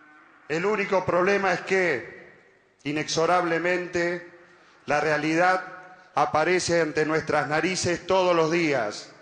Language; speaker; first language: Spanish; native; Spanish